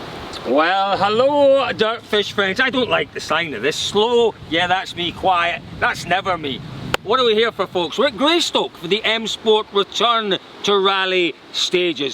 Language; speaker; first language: English; native; English